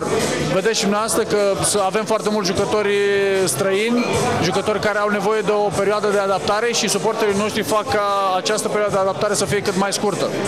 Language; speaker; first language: Romanian; native; Romanian